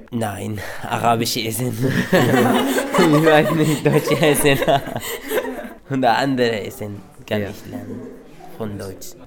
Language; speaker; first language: German; non-native, learner; Arabic